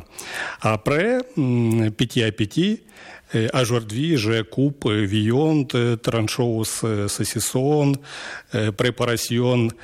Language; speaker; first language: French; non-native, learner; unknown